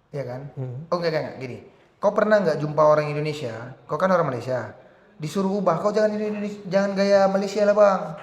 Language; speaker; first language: Indonesian; native; Indonesian